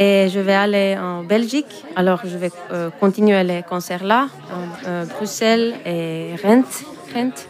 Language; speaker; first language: French; non-native, fluent; Finnish